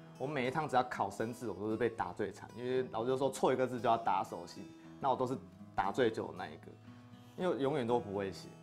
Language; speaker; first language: Chinese; native; Chinese